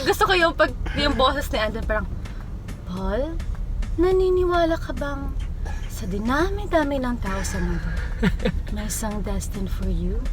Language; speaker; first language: Filipino; non-native, local second language; Cebuano